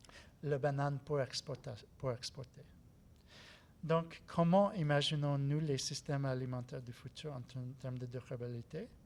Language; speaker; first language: French; non-native, learner; English